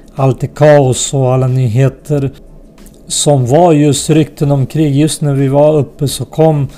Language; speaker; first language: Swedish; early bilingual, other home language; Spanish